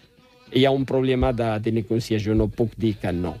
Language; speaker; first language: Catalan; non-native, fluent; Riffian